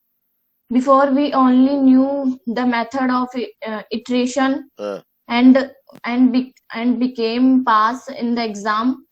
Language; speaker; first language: English; non-native, learner; Hindi